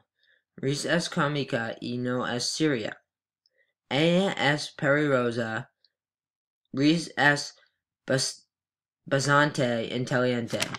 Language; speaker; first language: Spanish; non-native, learner; English